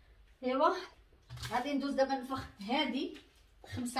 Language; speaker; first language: Arabic; native; Arabic